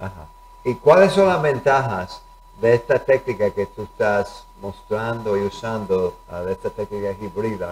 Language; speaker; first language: Spanish; early bilingual, heritage; Spanish